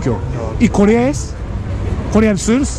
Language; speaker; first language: Spanish; non-native, learner; Japanese